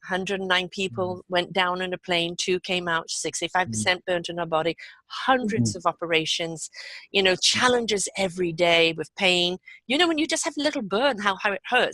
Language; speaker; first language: English; native; English